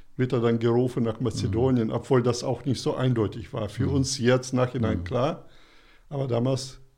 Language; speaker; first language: German; early bilingual, other home language; Russian